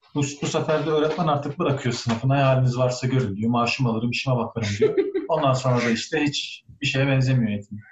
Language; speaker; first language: Turkish; early bilingual, heritage; Turkish